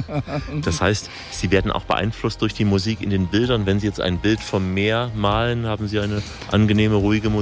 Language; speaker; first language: German; native; German